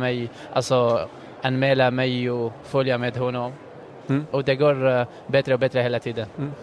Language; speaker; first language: Swedish; non-native, fluent; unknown